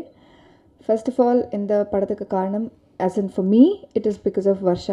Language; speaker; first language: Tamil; non-native, learner; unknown